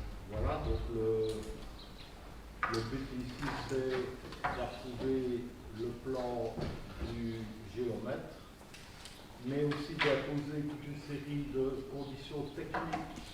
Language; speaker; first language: French; native; French